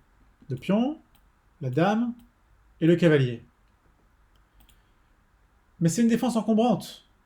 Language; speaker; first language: French; native; French